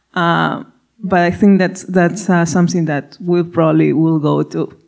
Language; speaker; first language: English; non-native, fluent; Spanish